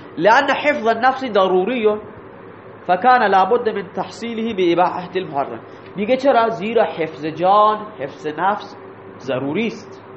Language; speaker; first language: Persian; non-native, local second language; Baluchi